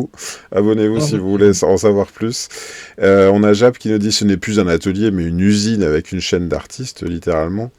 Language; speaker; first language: French; native; French